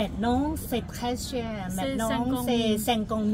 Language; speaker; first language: French; non-native, fluent; Thai